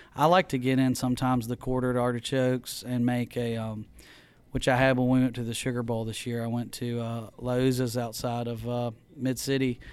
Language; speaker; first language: English; native; English